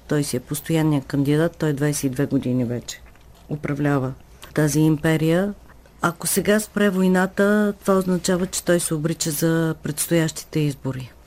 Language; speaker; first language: Bulgarian; native; Bulgarian